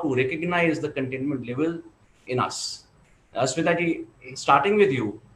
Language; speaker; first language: English; non-native, local second language; Hindi